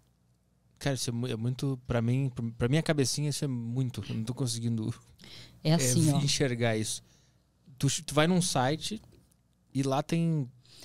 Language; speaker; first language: Portuguese; native; Portuguese